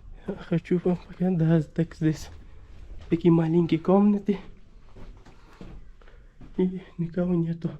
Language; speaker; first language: Russian; non-native, learner; Pashto